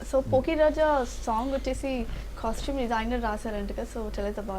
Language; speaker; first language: Telugu; native; Telugu